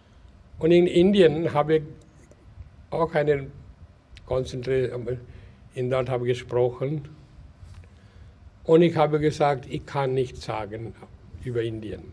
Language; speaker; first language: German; non-native, learner; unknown